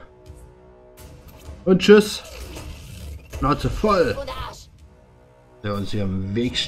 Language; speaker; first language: German; native; German